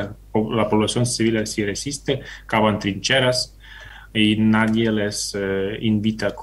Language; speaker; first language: Spanish; non-native, fluent; Ukrainian